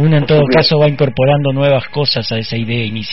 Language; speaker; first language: Spanish; native; Spanish